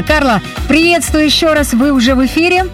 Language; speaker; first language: Russian; native; Russian